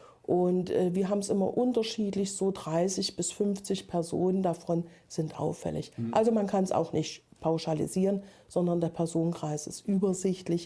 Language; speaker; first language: German; native; German